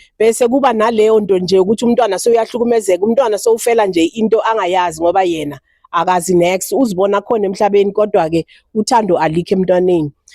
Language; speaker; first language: Zulu; native; Zulu